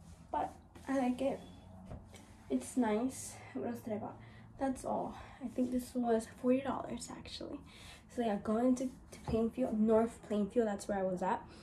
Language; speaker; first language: English; early bilingual, other home language; Spanish